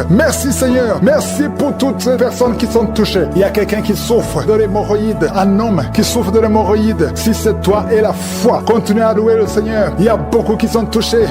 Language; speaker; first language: French; non-native, local second language; Rundi